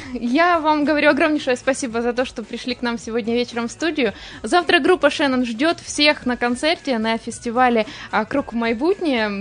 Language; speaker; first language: Russian; native; Russian